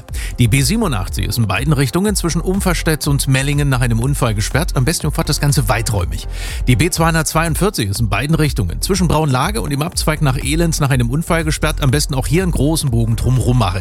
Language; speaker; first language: German; native; German